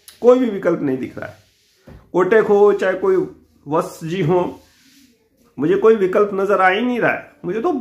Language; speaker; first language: Hindi; native; Hindi